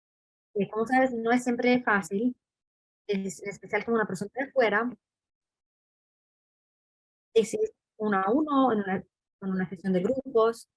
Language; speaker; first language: Spanish; non-native, fluent; English